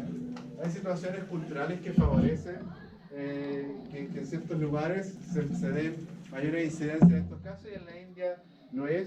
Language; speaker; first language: Spanish; native; Spanish